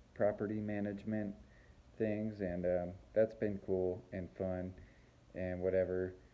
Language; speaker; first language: English; native; English